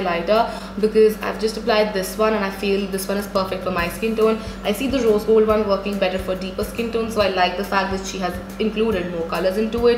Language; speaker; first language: English; non-native, local second language; Hindi